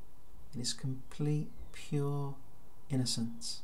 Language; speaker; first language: English; native; English